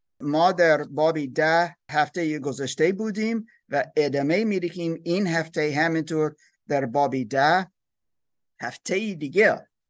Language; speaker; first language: Persian; non-native, learner; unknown